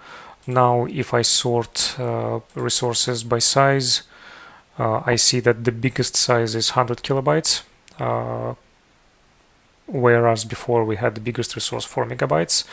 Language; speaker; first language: English; non-native, fluent; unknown